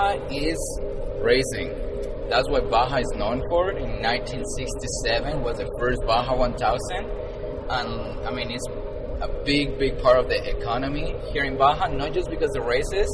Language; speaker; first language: English; non-native, fluent; Spanish